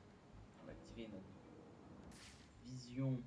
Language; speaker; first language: French; native; French